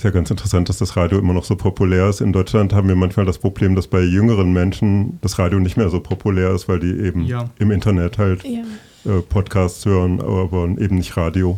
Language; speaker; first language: German; native; German